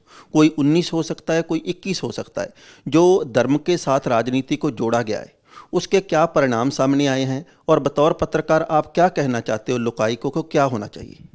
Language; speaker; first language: Hindi; non-native, local second language; Punjabi